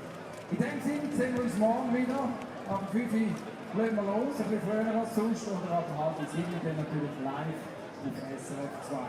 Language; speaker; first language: German; native; German